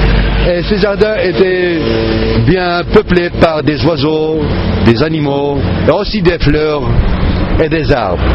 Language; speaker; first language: French; non-native, fluent; Arabic